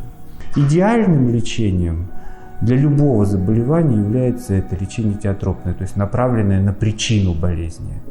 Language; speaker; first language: Russian; native; Russian